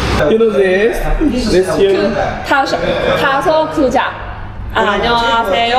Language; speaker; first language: Korean; non-native, learner; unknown